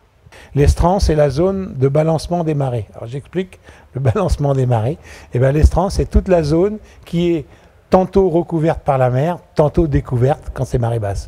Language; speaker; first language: French; native; French